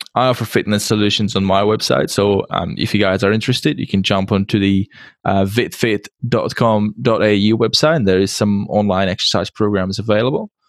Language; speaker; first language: English; non-native, fluent; Czech